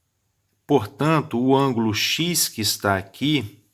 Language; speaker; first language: Portuguese; native; Portuguese